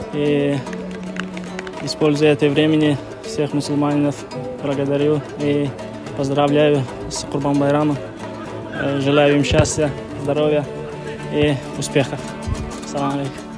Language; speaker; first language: Russian; non-native, fluent; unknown